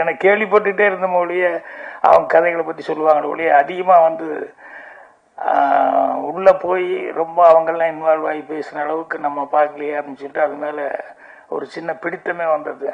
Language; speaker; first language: Tamil; native; Tamil